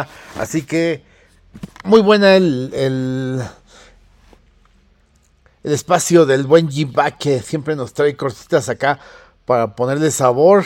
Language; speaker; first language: Spanish; native; Spanish